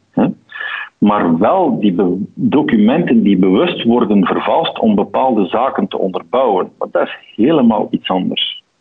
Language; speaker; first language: Dutch; native; Dutch